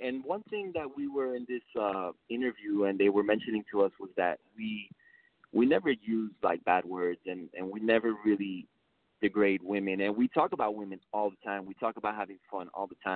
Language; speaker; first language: English; early bilingual, other home language; Spanish